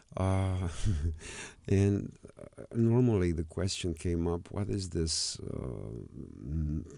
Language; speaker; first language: English; non-native, fluent; Romanian